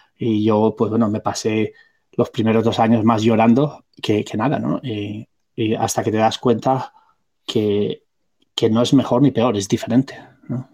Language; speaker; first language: Spanish; non-native, local second language; Catalan